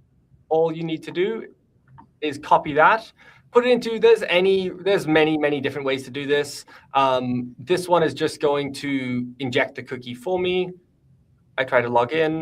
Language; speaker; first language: English; native; English